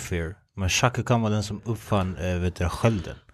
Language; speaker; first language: Swedish; early bilingual, other home language; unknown